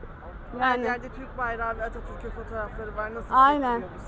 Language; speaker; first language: Turkish; native; Turkish